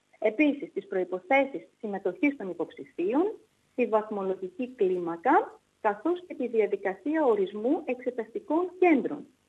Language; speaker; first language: Greek; native; Greek